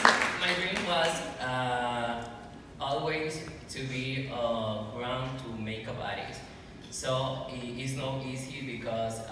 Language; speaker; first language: English; non-native, learner; Spanish